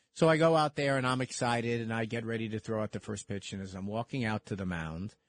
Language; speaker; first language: English; early bilingual, other home language; Italian